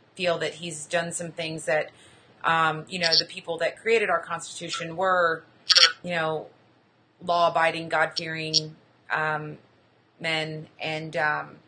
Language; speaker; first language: English; native; English